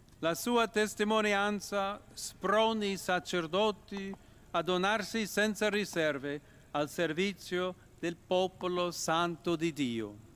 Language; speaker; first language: Italian; non-native, fluent; English